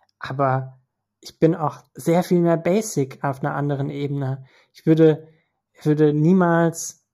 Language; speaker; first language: German; early bilingual, other home language; Turkish